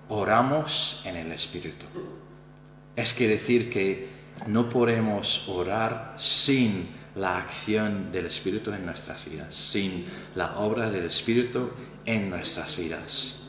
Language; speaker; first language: Spanish; non-native, fluent; English